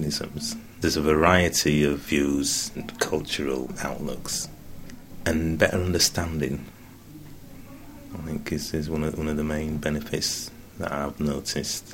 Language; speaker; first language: English; native; English